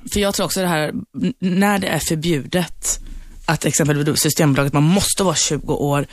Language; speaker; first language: Swedish; early bilingual, other home language; Turkish